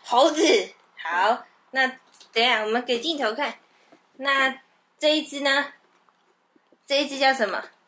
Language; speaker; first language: Chinese; native; Chinese